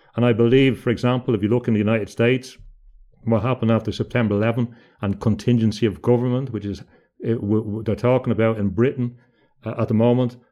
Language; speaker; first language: English; native; English